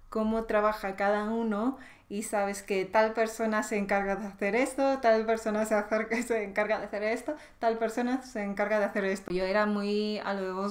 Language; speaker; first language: Spanish; native; Spanish